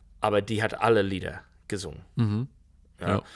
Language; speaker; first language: German; non-native, learner; English